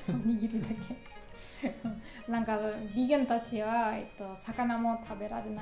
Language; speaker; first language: Japanese; non-native, learner; German